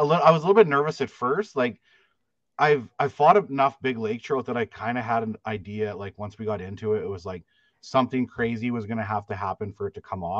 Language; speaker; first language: English; native; English